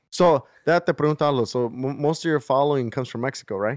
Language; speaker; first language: English; early bilingual, other home language; Spanish